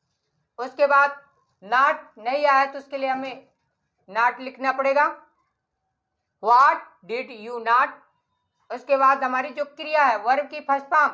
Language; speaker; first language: Hindi; native; Hindi